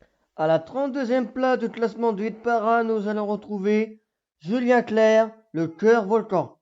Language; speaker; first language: French; native; French